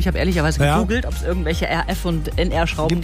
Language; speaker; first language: German; native; German